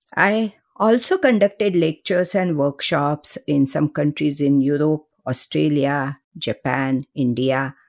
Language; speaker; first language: English; non-native, local second language; Marathi